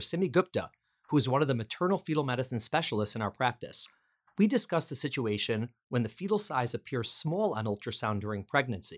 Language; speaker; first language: English; native; English